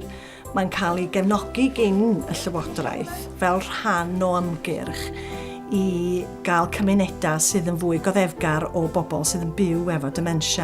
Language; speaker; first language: Welsh; native; Welsh